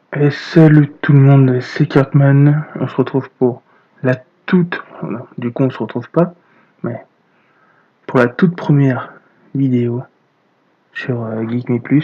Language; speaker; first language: French; native; French